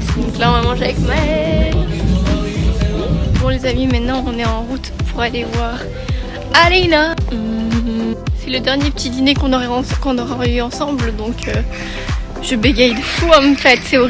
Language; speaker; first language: French; native; French